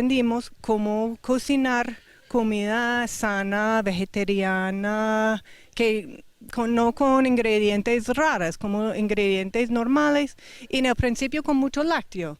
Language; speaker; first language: Spanish; non-native, fluent; English